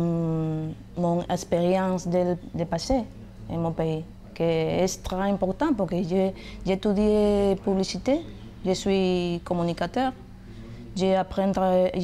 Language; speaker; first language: French; non-native, learner; Spanish